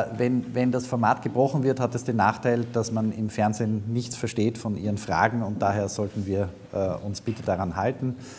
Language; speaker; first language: German; native; German